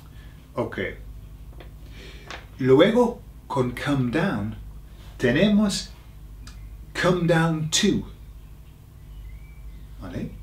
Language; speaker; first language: Spanish; non-native, fluent; English